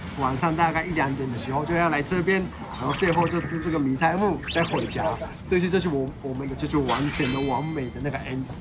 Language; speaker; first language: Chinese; non-native, fluent; Japanese